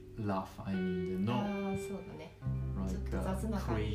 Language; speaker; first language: English; non-native, learner; Japanese